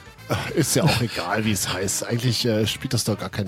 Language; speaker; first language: German; native; German